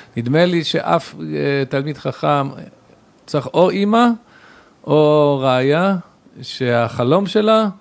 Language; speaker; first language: Hebrew; native; Hebrew